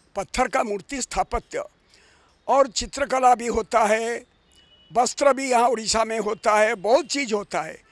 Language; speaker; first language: Hindi; non-native, local second language; Odia